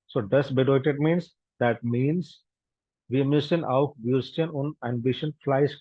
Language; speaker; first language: German; non-native, fluent; Hindi